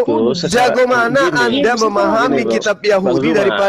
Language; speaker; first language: Indonesian; native; Indonesian